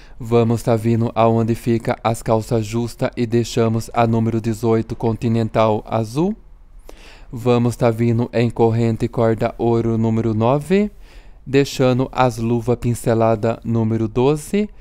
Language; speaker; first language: Portuguese; native; Portuguese